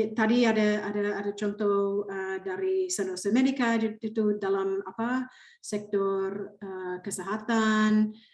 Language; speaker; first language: Indonesian; non-native, fluent; English